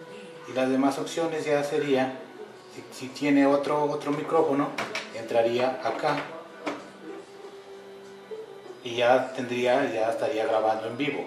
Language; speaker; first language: Spanish; native; Spanish